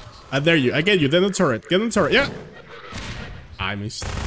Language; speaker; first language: English; non-native, fluent; Spanish